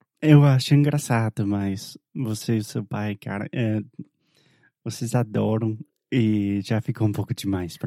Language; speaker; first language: Portuguese; non-native, fluent; English